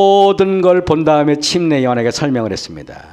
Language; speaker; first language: Korean; native; Korean